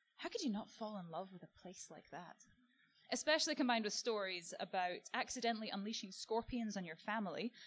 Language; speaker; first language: English; native; English